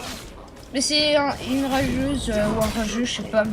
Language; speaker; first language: French; native; French